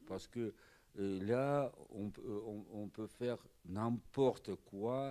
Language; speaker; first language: French; non-native, fluent; Russian